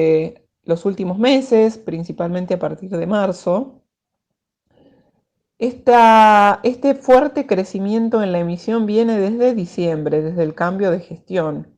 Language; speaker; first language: Spanish; native; Spanish